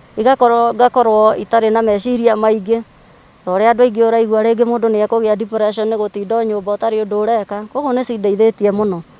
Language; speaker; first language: Kikuyu; native; Kikuyu